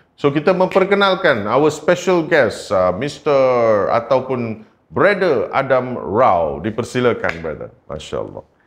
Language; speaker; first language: Malay; native; Malay